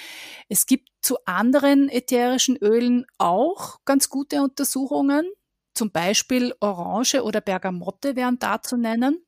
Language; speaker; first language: German; native; German